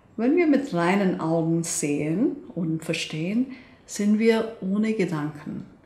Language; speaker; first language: German; non-native, fluent; Hindi